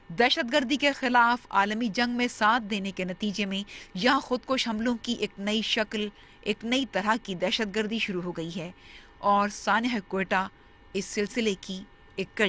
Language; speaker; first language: Urdu; native; Urdu